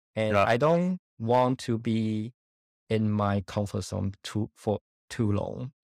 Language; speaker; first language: English; non-native, fluent; Chinese